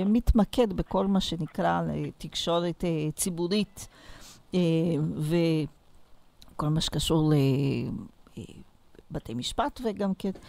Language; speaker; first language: Hebrew; non-native, fluent; Portuguese